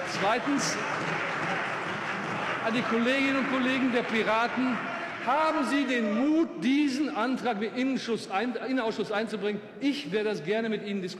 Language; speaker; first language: German; native; German